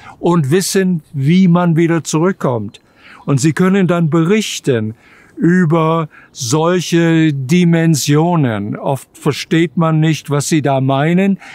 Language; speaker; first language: German; native; German